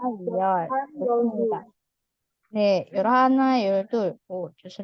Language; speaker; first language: Korean; non-native, fluent; Indonesian